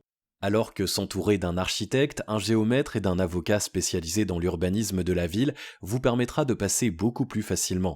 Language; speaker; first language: French; native; French